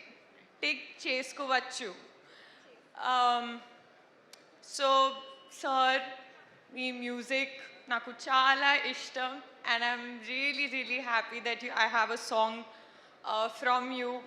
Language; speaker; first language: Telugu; non-native, learner; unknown